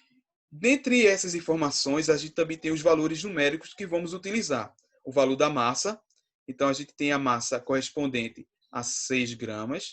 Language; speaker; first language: Portuguese; native; Portuguese